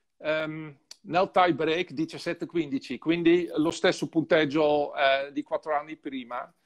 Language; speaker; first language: Italian; non-native, fluent; Dutch